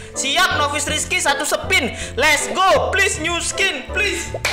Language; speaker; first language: English; non-native, learner; Indonesian